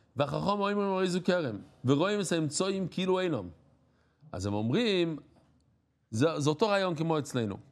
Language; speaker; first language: Hebrew; non-native, fluent; English